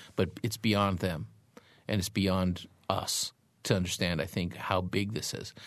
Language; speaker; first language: English; native; English